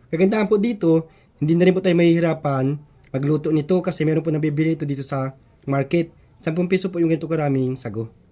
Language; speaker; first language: Filipino; native; Filipino